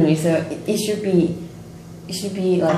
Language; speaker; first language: English; non-native, fluent; Korean